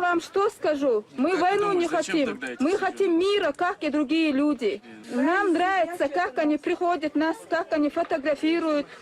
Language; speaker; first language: Russian; non-native, local second language; Chechen